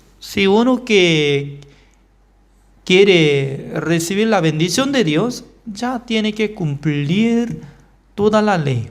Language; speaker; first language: Spanish; non-native, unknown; Korean